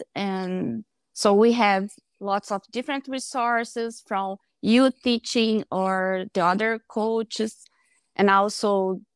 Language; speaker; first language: English; non-native, fluent; Portuguese